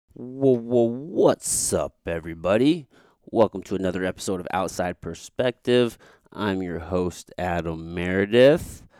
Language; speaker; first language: English; native; English